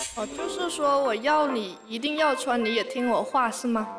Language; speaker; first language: Chinese; native; Chinese